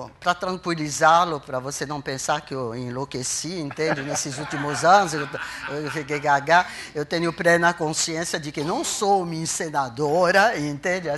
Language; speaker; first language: Portuguese; non-native, fluent; French